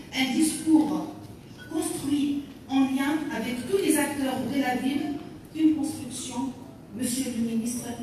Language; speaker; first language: French; non-native, local second language; Arabic